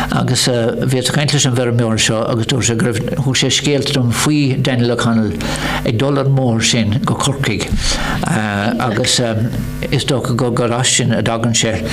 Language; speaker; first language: Irish; non-native, local second language; English